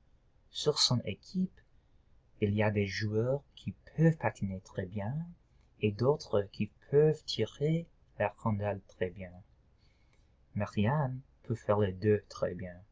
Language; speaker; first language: French; non-native, local second language; English